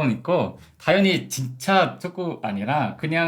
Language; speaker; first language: Korean; non-native, learner; Portuguese